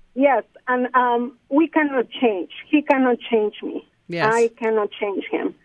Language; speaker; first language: English; non-native, fluent; Spanish